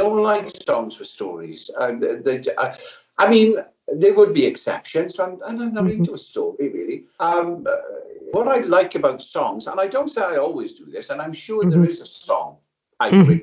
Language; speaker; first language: English; native; English